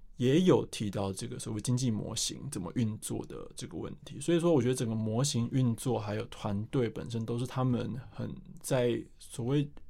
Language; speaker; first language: Chinese; native; Chinese